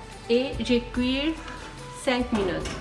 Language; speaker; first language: French; non-native, learner; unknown